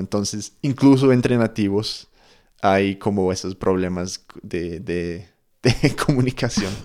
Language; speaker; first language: Spanish; non-native, fluent; English